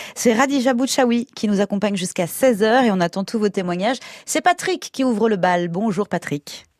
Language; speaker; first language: French; native; French